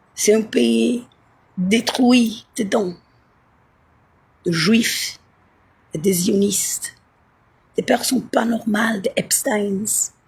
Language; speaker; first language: French; non-native, learner; Italian